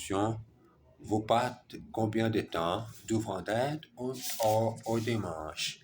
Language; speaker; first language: French; non-native, learner; German